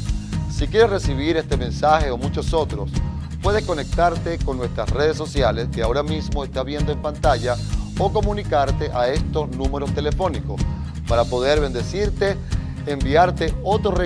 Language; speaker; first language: Spanish; native; Spanish